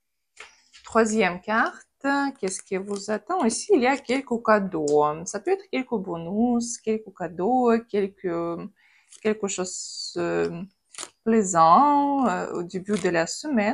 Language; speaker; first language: French; non-native, fluent; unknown